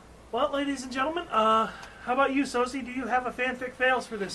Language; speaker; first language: English; native; English